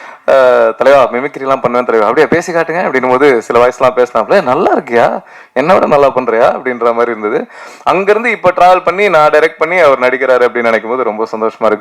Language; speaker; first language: Tamil; native; Tamil